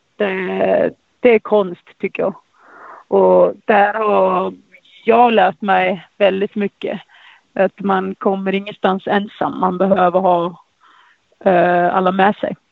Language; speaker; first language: Swedish; non-native, fluent; Icelandic